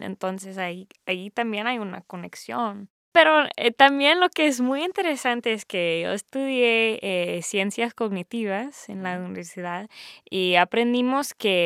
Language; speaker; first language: Spanish; early bilingual, heritage; Spanish